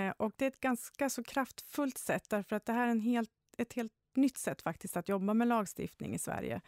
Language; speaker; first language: Swedish; native; Swedish